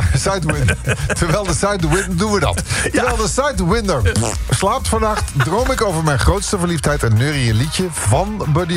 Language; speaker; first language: Dutch; native; Dutch